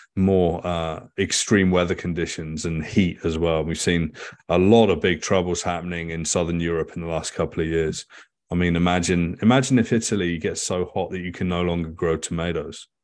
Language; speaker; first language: English; native; English